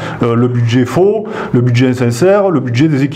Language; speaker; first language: French; native; French